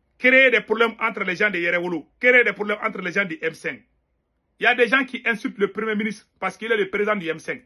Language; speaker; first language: French; non-native, local second language; Bambara